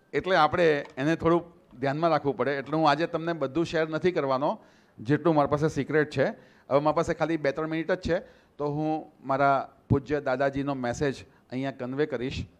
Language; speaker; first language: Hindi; non-native, local second language; Gujarati